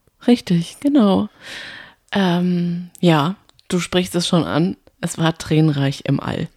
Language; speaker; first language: German; native; German